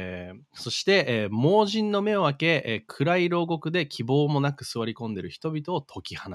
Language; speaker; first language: Japanese; native; Japanese